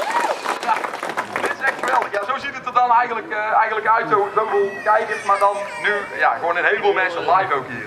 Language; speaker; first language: Dutch; native; Dutch